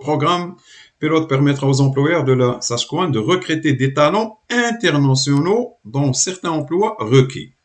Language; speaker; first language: French; non-native, local second language; Arabic